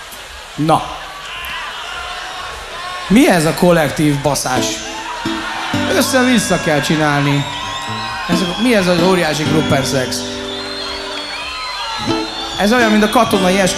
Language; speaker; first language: Hungarian; native; Hungarian